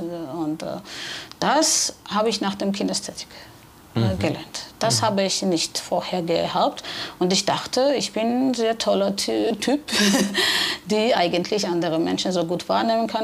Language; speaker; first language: German; non-native, fluent; Georgian